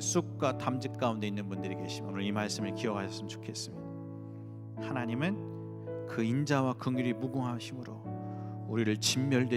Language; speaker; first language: Korean; native; Korean